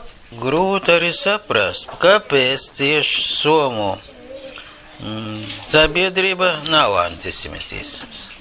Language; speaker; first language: Latvian; non-native, local second language; Russian